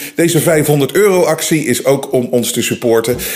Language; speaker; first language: Dutch; native; Dutch